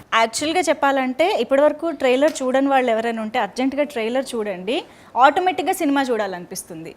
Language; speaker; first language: Telugu; native; Telugu